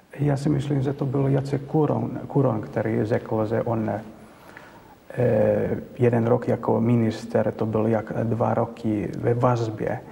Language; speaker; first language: Czech; non-native, learner; Finnish